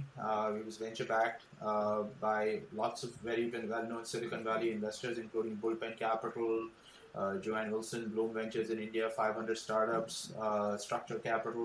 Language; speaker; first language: English; non-native, local second language; Hindi